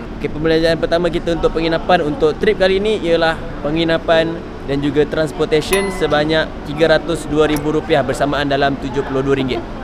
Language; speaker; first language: Malay; native; Malay